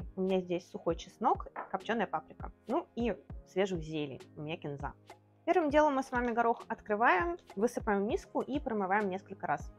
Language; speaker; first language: Russian; native; Russian